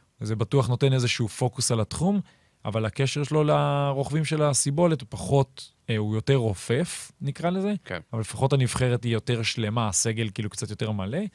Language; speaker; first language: Hebrew; native; Hebrew